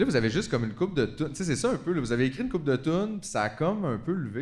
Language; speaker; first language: French; native; French